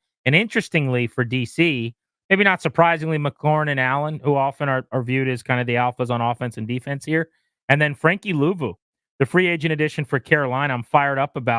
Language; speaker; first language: English; native; English